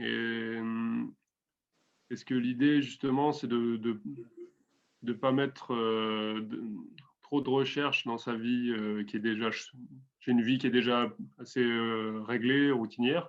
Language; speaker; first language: French; native; French